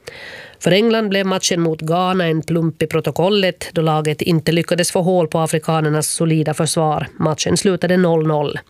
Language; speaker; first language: Swedish; native; Swedish